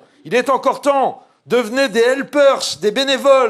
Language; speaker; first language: French; native; French